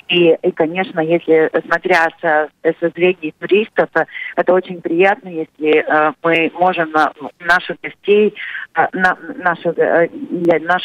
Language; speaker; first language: Russian; non-native, local second language; Latvian